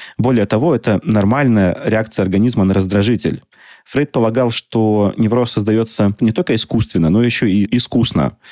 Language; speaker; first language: Russian; native; Russian